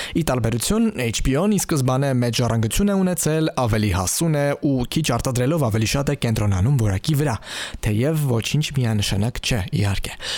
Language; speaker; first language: Armenian; native; Armenian